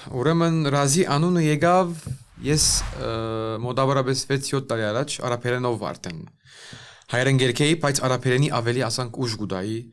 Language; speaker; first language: Armenian; early bilingual, heritage; Armenian